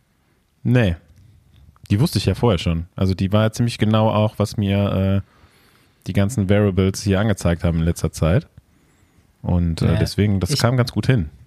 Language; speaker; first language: German; native; German